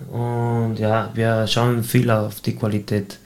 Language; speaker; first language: German; non-native, fluent; Spanish